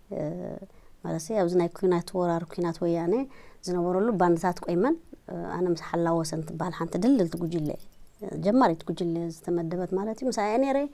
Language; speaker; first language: Tigrinya; native; Tigrinya